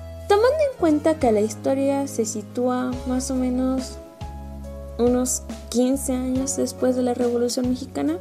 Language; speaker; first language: Spanish; native; Spanish